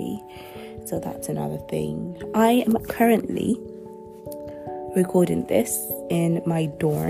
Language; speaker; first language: English; non-native, local second language; Yoruba